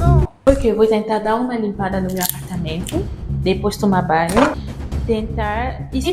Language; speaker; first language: Portuguese; non-native, fluent; French